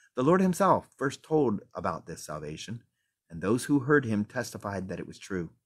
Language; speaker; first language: English; native; English